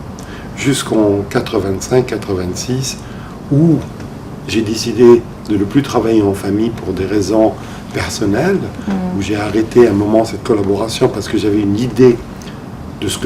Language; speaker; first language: French; non-native, local second language; Arabic